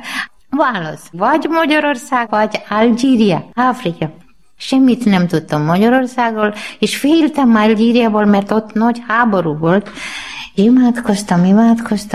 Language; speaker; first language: Hungarian; non-native, learner; Malayalam